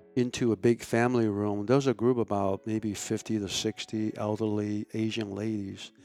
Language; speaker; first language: English; early bilingual, other home language; Chinese